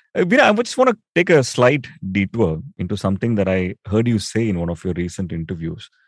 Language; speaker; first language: English; non-native, local second language; Tamil